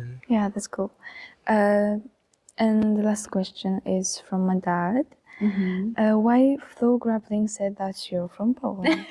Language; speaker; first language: English; non-native, learner; Polish